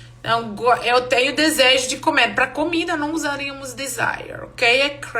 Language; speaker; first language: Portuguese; non-native, fluent; English